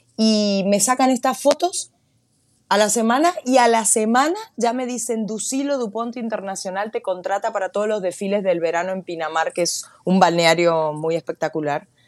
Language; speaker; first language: Spanish; native; Spanish